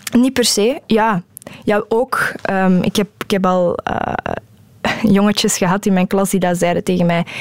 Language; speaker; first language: Dutch; native; Dutch